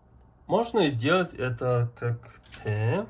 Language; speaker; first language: Russian; non-native, learner; Mongolian